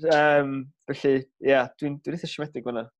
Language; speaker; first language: Welsh; native; Welsh